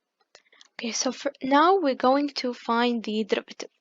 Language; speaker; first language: English; non-native, fluent; Arabic